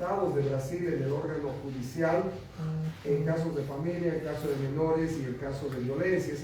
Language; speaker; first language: Spanish; native; Spanish